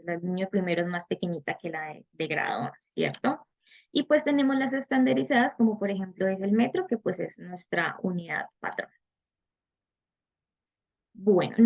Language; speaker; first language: Spanish; native; Spanish